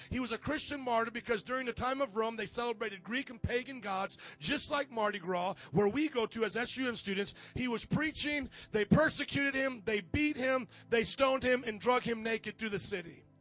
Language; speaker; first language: English; native; English